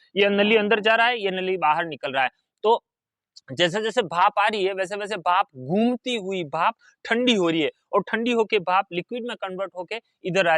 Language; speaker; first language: Hindi; native; Hindi